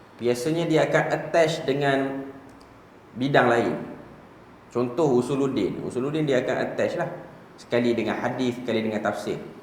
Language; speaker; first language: Malay; native; Malay